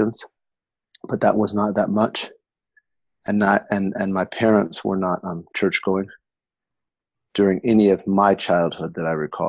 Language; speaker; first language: English; native; English